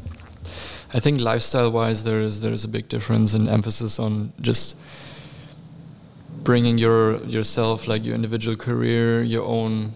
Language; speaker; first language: English; non-native, fluent; German